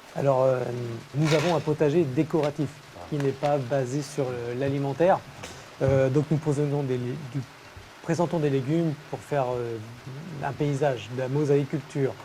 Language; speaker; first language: French; native; French